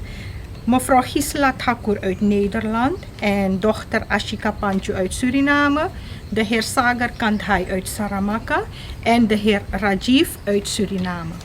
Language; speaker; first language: Dutch; non-native, local second language; Caribbean Hindustani